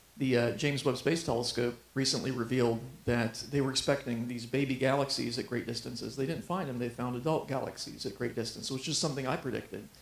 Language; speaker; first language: English; native; English